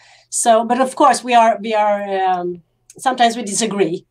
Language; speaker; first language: English; non-native, fluent; Swedish